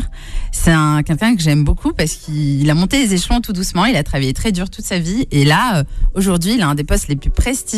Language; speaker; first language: French; native; French